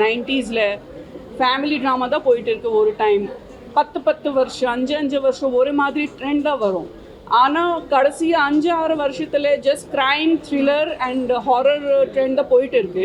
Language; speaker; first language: Tamil; non-native, fluent; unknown